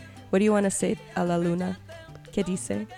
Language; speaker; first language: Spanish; non-native, learner; English